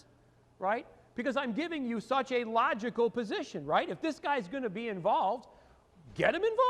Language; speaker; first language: English; native; English